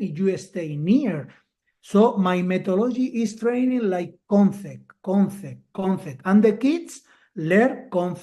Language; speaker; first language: English; non-native, learner; Spanish